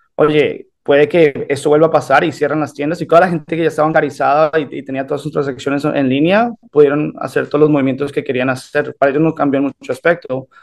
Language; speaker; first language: Spanish; early bilingual, heritage; Spanish